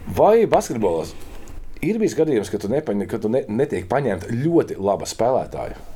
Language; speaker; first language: Latvian; native; Latvian